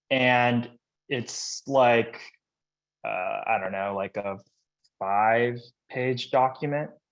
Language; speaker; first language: English; native; English